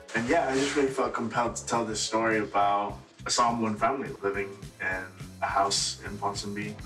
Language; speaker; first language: English; native; English